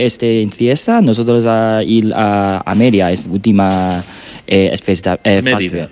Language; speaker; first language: Spanish; non-native, learner; Chinese